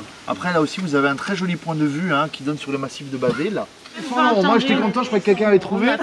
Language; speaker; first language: French; native; French